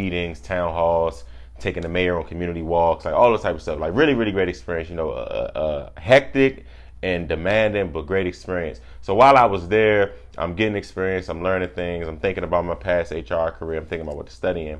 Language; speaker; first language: English; native; English